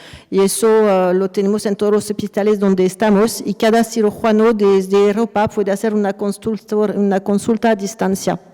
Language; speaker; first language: Spanish; non-native, fluent; French